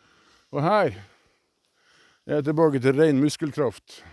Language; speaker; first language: Norwegian; native; Norwegian